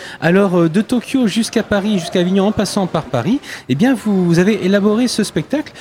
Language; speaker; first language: French; native; French